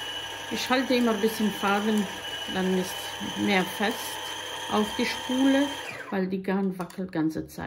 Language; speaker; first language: German; non-native, learner; Croatian